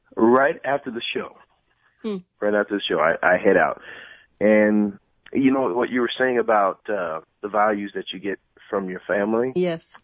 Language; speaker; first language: English; native; English